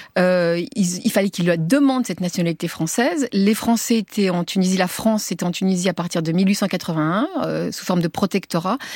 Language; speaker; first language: French; early bilingual, other home language; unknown